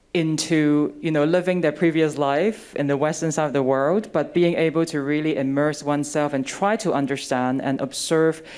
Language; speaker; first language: English; non-native, local second language; Cantonese